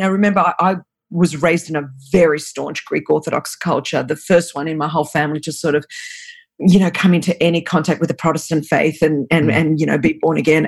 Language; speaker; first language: English; non-native, local second language; Greek